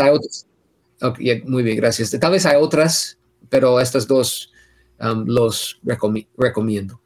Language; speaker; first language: Spanish; non-native, fluent; English